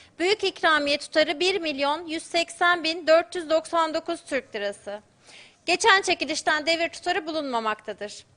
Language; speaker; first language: Turkish; native; Turkish